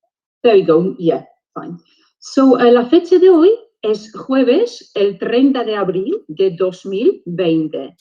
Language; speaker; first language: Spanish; non-native, fluent; English